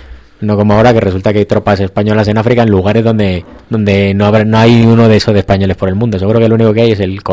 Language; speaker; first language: Spanish; native; Spanish